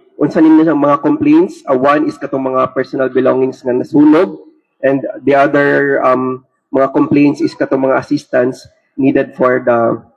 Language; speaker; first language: Cebuano; native; Cebuano